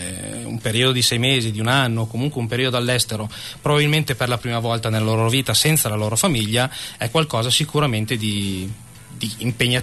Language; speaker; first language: Italian; native; Italian